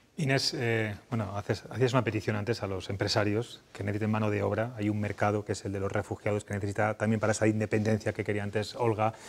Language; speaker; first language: Spanish; native; Spanish